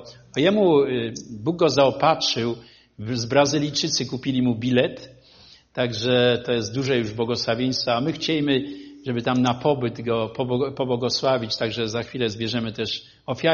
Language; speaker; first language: Polish; native; Polish